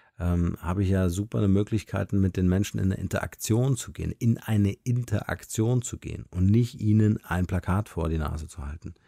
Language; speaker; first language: German; native; German